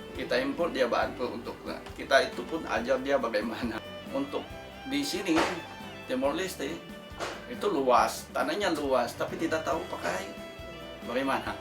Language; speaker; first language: Indonesian; non-native, fluent; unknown